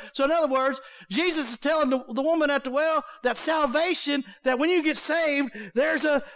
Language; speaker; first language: English; native; English